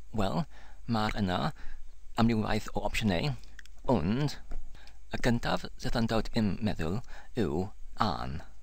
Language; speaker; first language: Welsh; non-native, learner; English